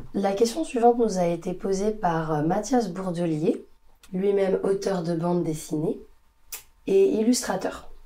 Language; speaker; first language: French; native; French